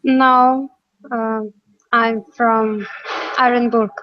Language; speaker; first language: English; non-native, learner; Russian